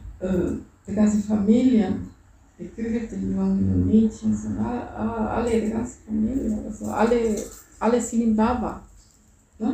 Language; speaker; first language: German; non-native, fluent; Spanish